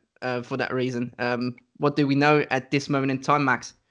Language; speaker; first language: English; non-native, fluent; German